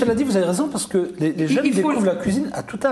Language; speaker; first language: French; native; French